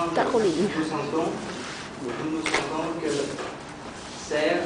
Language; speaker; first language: French; non-native, learner; Vietnamese